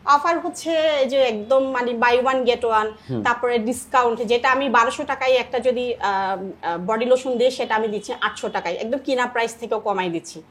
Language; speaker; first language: Bangla; native; Bangla